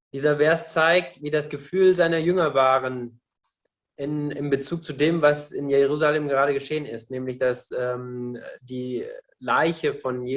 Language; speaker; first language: German; non-native, fluent; Indonesian